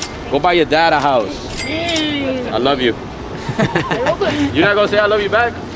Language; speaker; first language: English; early bilingual, other home language; Spanish